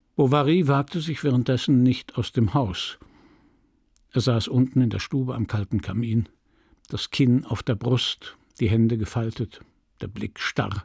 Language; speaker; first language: German; native; German